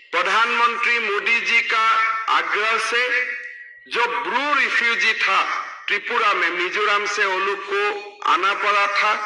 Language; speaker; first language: Hindi; non-native, local second language; Assamese